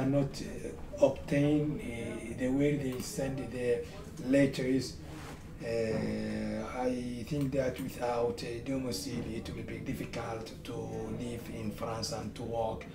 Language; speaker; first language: English; non-native, learner; Somali